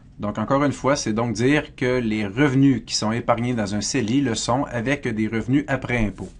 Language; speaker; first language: French; native; French